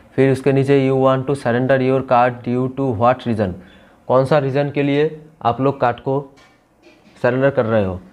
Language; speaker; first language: Hindi; non-native, local second language; Bangla